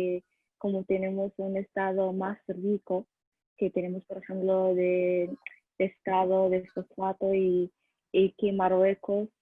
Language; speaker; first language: Spanish; non-native, learner; Arabic